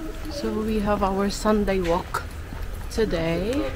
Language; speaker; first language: English; non-native, local second language; Filipino